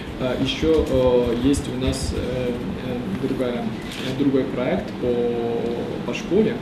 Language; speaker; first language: Russian; non-native, fluent; Japanese